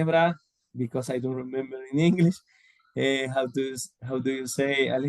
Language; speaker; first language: English; non-native, learner; Spanish